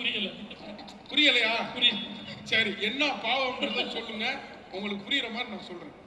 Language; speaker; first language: Tamil; native; Tamil